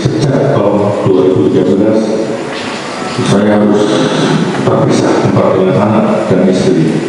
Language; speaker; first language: Indonesian; non-native, local second language; Javanese